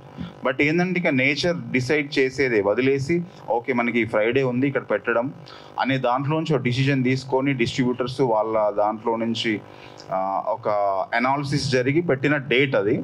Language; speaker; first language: Telugu; native; Telugu